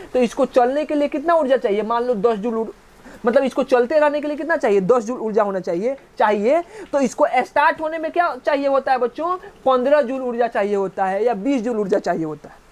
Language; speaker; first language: Hindi; native; Hindi